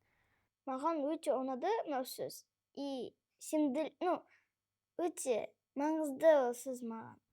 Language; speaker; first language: Kazakh; non-native, local second language; Russian